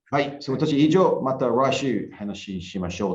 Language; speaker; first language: Japanese; non-native, learner; English